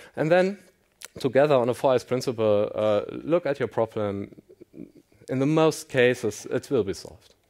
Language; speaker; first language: English; non-native, fluent; German